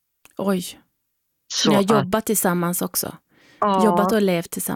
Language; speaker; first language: Swedish; native; Swedish